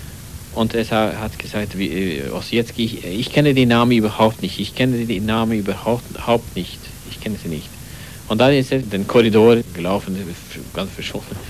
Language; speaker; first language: German; non-native, fluent; Norwegian